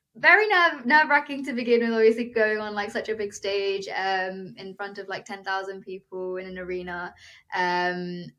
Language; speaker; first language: English; non-native, local second language; Telugu